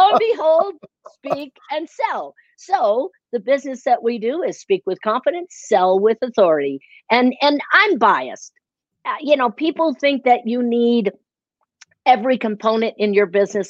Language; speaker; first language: English; native; English